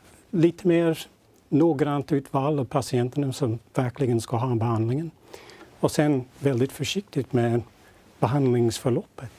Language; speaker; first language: Swedish; non-native, fluent; English